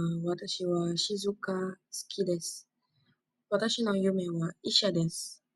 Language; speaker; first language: Japanese; non-native, learner; Indonesian